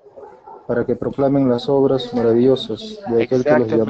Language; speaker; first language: Spanish; native; Spanish